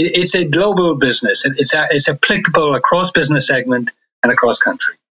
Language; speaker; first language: English; native; English